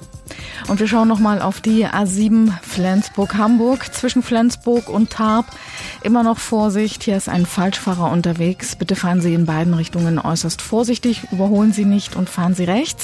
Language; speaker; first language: German; native; German